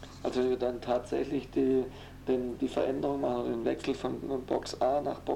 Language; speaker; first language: German; native; German